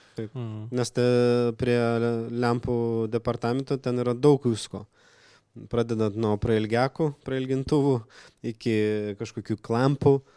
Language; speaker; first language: Lithuanian; non-native, local second language; Russian